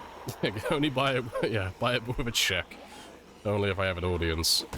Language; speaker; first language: English; native; English